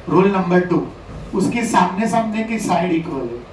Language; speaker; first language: Hindi; non-native, local second language; Gujarati